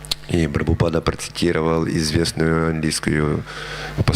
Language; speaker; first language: Russian; native; Russian